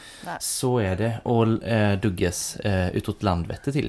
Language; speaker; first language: Swedish; native; Swedish